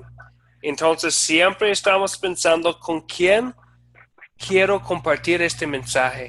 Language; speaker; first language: Spanish; non-native, fluent; English